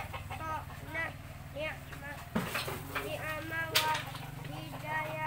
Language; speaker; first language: Arabic; non-native, learner; Indonesian